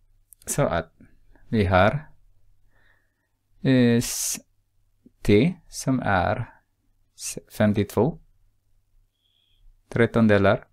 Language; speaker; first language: Swedish; non-native, fluent; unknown